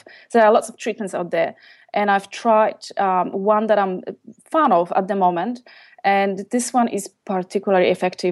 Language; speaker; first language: English; non-native, fluent; Polish